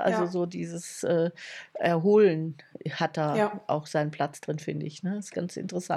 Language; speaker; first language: German; native; German